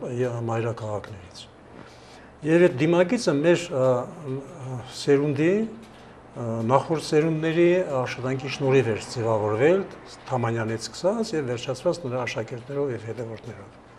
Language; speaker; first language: Armenian; native; Armenian